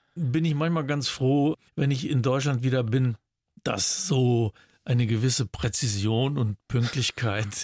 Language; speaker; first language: German; native; German